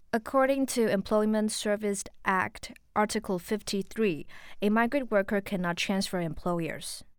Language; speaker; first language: English; non-native, local second language; Filipino